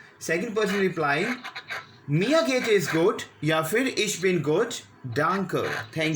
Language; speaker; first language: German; non-native, learner; Hindi